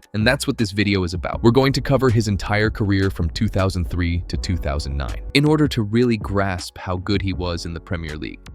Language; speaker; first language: English; native; English